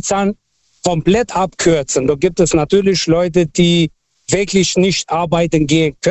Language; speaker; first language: German; non-native, local second language; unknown